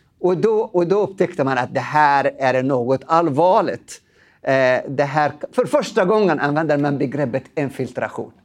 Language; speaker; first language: Swedish; non-native, fluent; Arabic